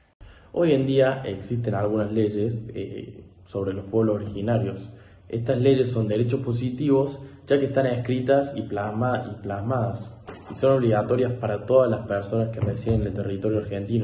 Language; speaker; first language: Spanish; native; Spanish